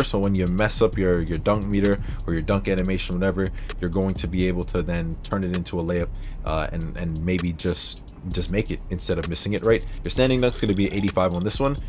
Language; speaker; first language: English; native; English